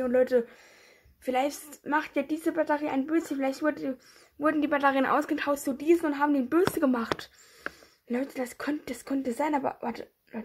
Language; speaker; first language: German; native; German